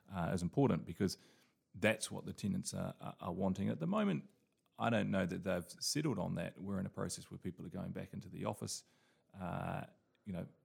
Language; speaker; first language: English; native; English